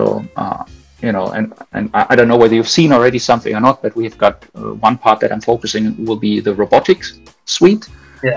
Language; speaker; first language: English; non-native, fluent; German